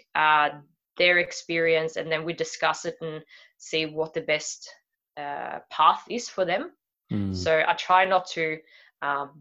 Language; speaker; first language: English; non-native, fluent; Swedish